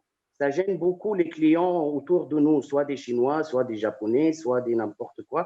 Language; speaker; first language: French; non-native, fluent; Arabic